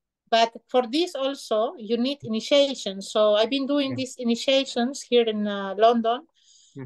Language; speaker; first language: English; non-native, fluent; Spanish